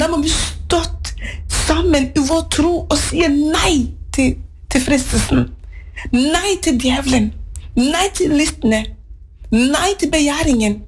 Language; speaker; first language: Norwegian; non-native, fluent; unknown